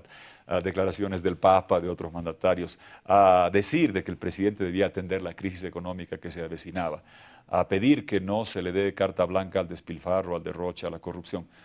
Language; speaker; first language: Spanish; native; Spanish